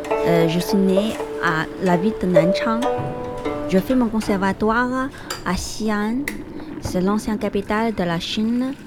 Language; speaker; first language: French; non-native, learner; Chinese